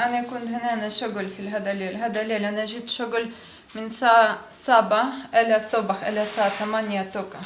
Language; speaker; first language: Arabic; non-native, learner; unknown